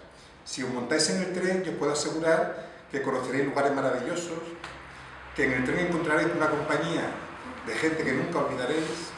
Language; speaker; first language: Spanish; native; Spanish